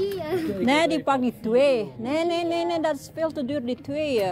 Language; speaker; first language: Dutch; non-native, learner; Indonesian